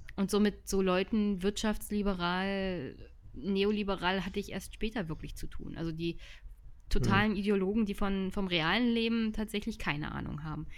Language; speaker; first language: German; native; German